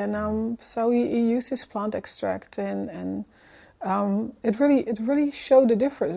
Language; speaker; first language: English; non-native, fluent; Dutch